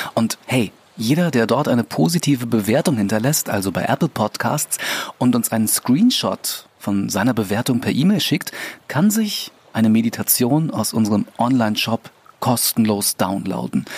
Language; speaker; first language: German; native; German